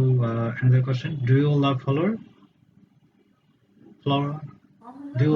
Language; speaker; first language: English; non-native, learner; Bangla